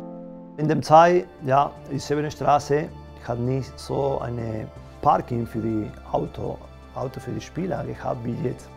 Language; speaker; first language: German; non-native, fluent; Spanish